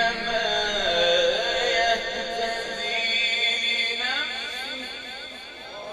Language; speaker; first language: Arabic; native; Arabic